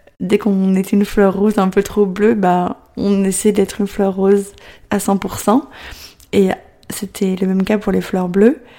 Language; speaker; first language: French; native; French